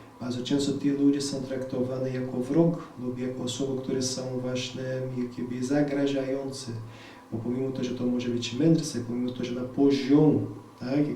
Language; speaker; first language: Polish; non-native, fluent; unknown